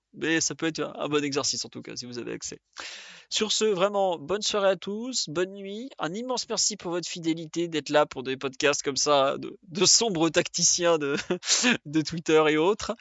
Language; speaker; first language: French; native; French